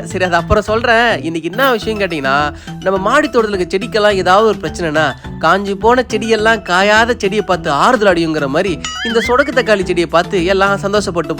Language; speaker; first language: Tamil; native; Tamil